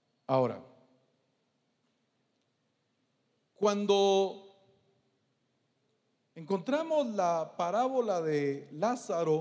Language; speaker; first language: Spanish; native; Spanish